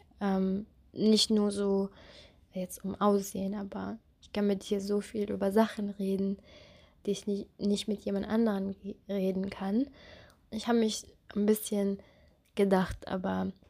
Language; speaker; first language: German; non-native, fluent; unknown